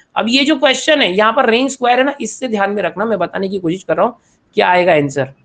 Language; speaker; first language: Hindi; non-native, local second language; Marathi